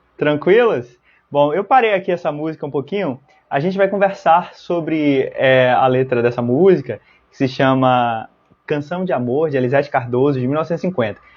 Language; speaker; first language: Portuguese; native; Portuguese